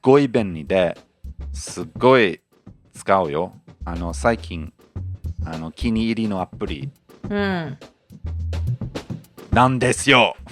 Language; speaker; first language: Japanese; non-native, fluent; English